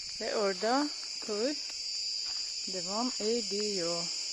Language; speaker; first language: Turkish; non-native, learner; Russian